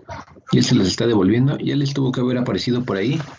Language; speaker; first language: Spanish; native; Spanish